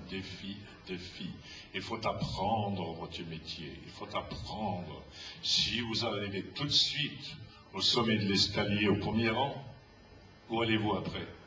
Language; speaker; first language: French; non-native, fluent; English